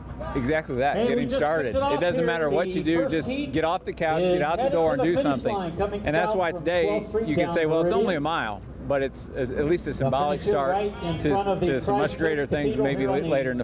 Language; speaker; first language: English; native; English